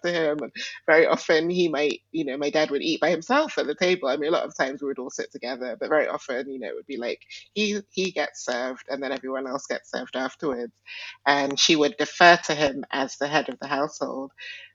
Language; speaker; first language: English; non-native, local second language; Igbo